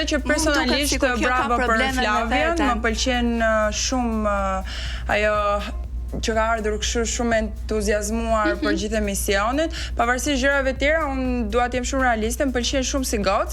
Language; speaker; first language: Albanian; native; Albanian